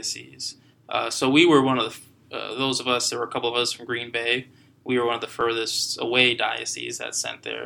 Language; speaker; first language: English; native; English